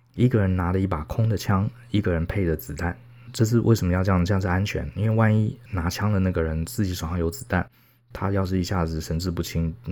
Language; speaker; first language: Chinese; native; Chinese